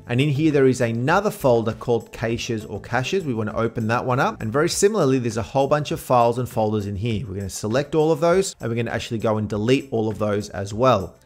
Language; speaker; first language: English; native; English